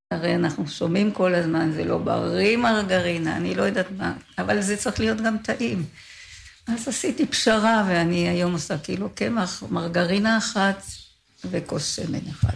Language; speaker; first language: Hebrew; native; Hebrew